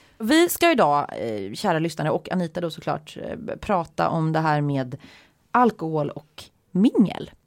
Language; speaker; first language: Swedish; native; Swedish